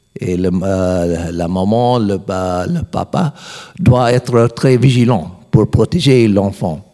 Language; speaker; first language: French; non-native, learner; English